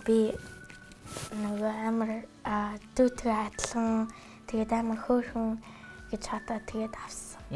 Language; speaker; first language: Mongolian; early bilingual, heritage; Mongolian